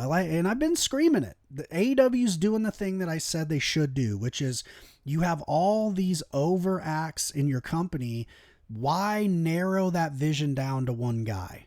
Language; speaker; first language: English; native; English